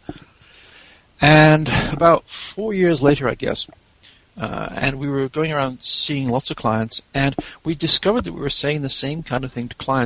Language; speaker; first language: English; native; English